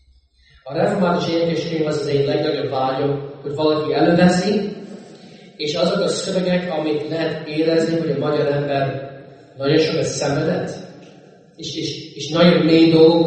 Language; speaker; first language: Hungarian; non-native, fluent; English